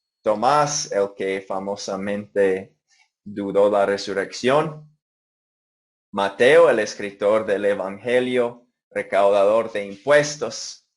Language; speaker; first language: Spanish; non-native, fluent; English